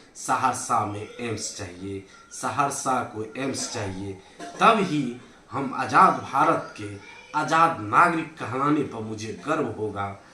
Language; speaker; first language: Hindi; native; Hindi